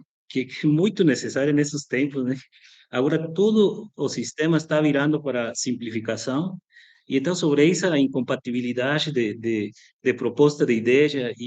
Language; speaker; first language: Portuguese; non-native, fluent; Spanish